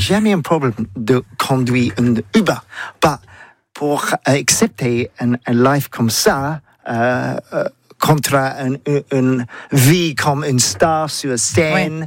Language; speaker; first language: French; non-native, learner; English